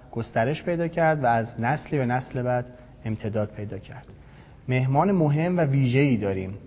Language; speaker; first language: Persian; native; Persian